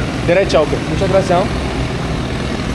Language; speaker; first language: Spanish; non-native, learner; French